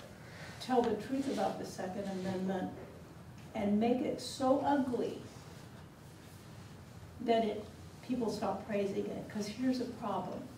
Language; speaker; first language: English; native; English